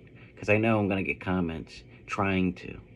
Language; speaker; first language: English; native; English